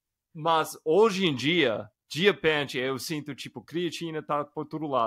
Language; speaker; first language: Portuguese; non-native, fluent; English